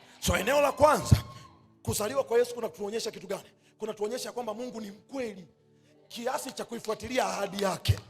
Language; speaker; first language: Swahili; native; Swahili